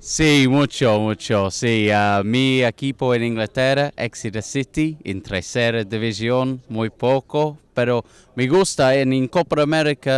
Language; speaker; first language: Spanish; non-native, learner; English